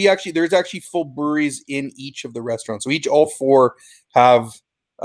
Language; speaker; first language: English; native; English